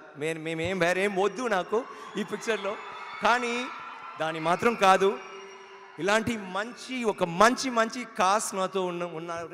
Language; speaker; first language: Telugu; non-native, learner; Tamil